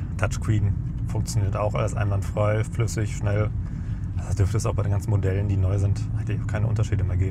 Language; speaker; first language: German; native; German